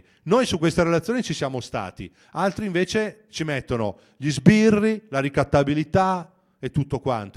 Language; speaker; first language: Italian; native; Italian